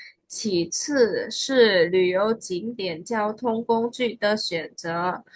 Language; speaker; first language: Chinese; non-native, fluent; Khmer